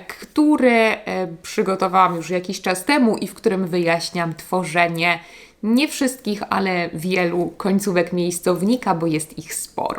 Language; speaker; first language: Polish; native; Polish